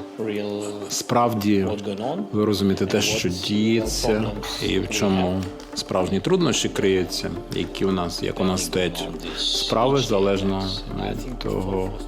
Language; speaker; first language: Ukrainian; non-native, local second language; Russian